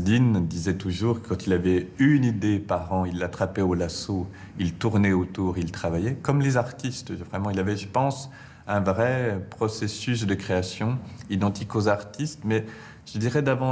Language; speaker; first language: French; native; French